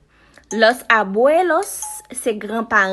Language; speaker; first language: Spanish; non-native, learner; Haitian Creole